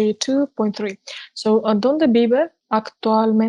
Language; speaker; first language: Spanish; non-native, learner; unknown